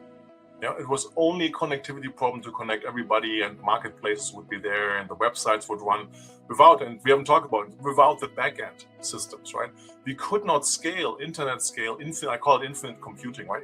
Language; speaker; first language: English; non-native, fluent; German